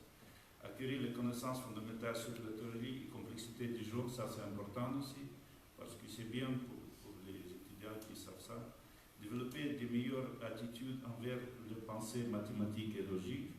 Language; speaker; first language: French; non-native, fluent; Romanian